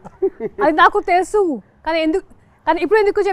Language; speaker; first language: Telugu; non-native, local second language; Hindi